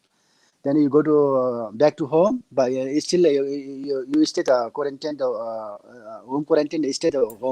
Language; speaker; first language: English; non-native, learner; Nepali